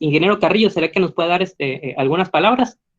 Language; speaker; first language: Spanish; native; Spanish